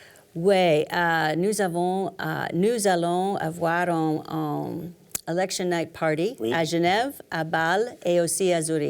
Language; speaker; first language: French; non-native, learner; English